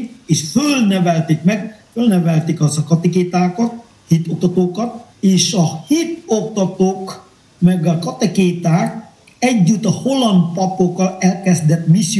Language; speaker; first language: Hungarian; non-native, fluent; Indonesian